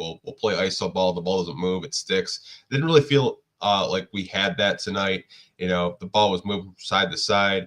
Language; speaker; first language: English; native; English